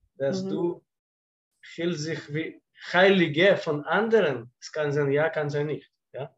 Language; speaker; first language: German; non-native, fluent; Russian